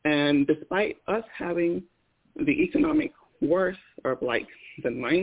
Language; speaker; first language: English; non-native, local second language; Igbo